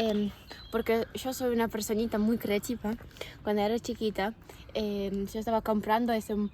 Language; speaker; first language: Spanish; non-native, fluent; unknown